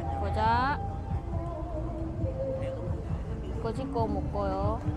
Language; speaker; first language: Korean; non-native, learner; Vietnamese